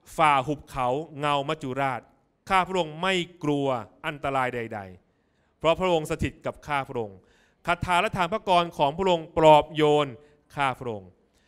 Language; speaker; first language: Thai; native; Thai